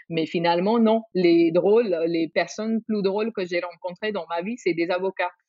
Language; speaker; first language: French; non-native, fluent; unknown